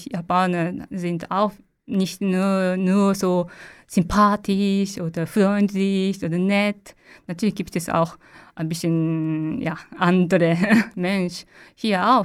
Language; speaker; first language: German; non-native, learner; Japanese